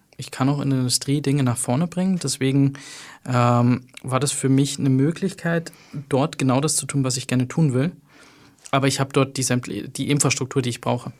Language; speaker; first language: German; native; German